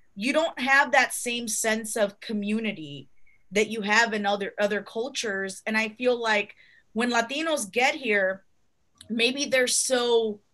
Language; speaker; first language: English; early bilingual, other home language; Spanish